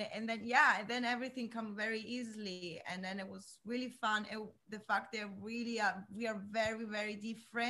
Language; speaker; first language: English; non-native, learner; Italian